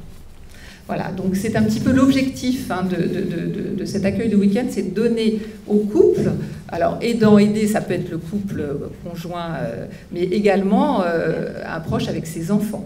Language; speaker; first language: French; native; French